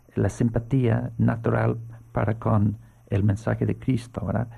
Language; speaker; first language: Spanish; non-native, fluent; English